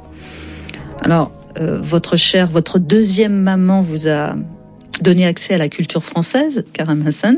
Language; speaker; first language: French; native; French